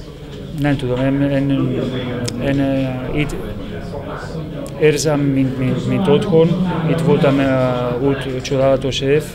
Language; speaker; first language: Hungarian; non-native, learner; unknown